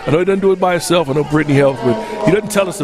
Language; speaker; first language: English; native; English